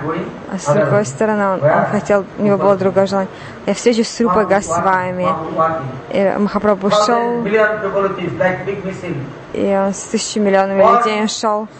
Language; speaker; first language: Russian; non-native, learner; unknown